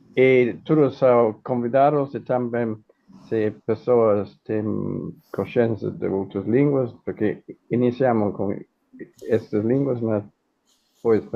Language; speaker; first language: Portuguese; non-native, fluent; Italian